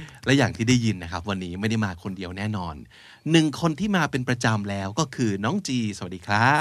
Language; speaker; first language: Thai; native; Thai